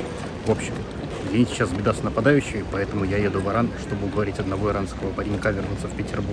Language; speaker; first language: Russian; native; Russian